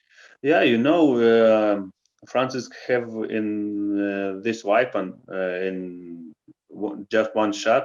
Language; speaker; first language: English; non-native, learner; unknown